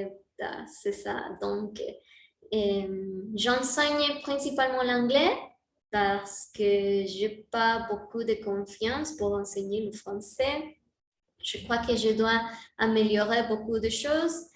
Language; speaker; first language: French; non-native, learner; Spanish